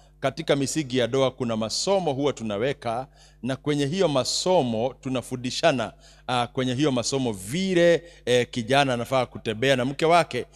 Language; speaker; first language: Swahili; non-native, local second language; Kikuyu